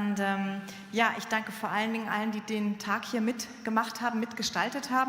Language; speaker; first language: German; native; German